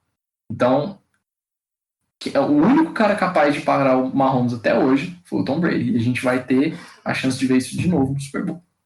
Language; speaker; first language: Portuguese; native; Portuguese